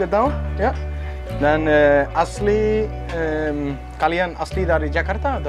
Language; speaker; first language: Indonesian; non-native, learner; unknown